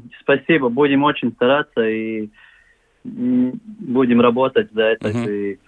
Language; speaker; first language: Russian; non-native, local second language; Latvian